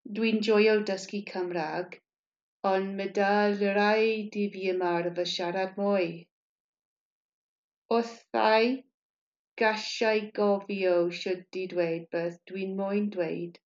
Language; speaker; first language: Welsh; non-native, learner; English